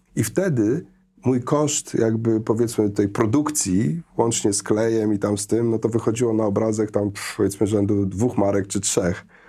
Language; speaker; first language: Polish; early bilingual, heritage; Polish